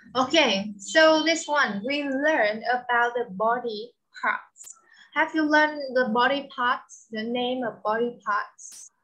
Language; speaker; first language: English; non-native, fluent; Vietnamese